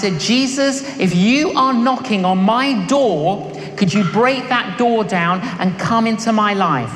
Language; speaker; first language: English; native; English